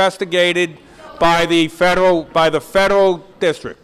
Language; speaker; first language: English; native; English